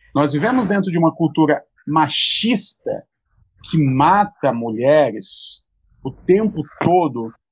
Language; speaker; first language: Portuguese; native; Portuguese